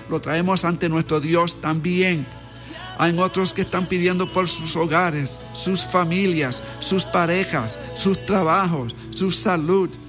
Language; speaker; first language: Spanish; early bilingual, heritage; Spanish